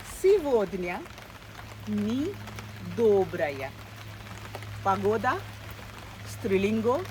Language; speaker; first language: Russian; non-native, fluent; Bangla